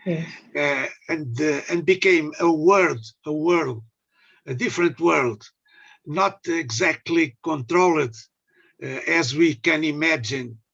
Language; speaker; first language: English; non-native, learner; Portuguese